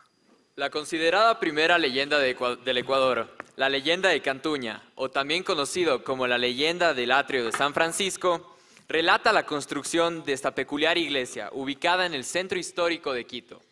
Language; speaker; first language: Spanish; native; Spanish